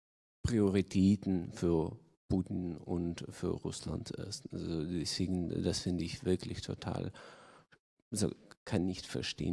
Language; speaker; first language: German; non-native, fluent; Russian